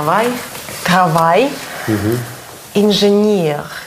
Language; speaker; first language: Russian; native; Russian